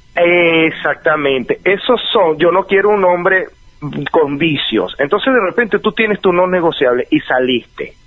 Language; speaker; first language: Spanish; native; Spanish